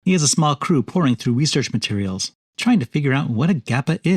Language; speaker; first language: English; native; English